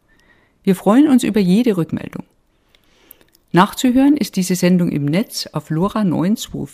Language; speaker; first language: German; native; German